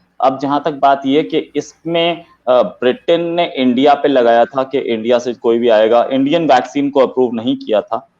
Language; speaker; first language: Hindi; native; Hindi